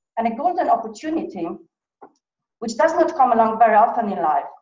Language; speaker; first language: English; non-native, fluent; Polish